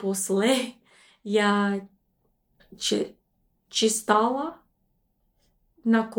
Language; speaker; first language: Russian; non-native, learner; English